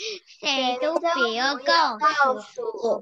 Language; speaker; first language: Chinese; early bilingual, heritage; Chinese